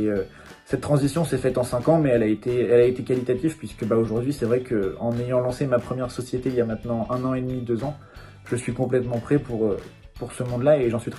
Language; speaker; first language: French; native; French